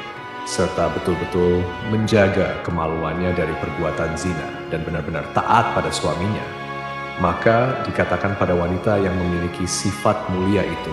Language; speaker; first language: Indonesian; native; Indonesian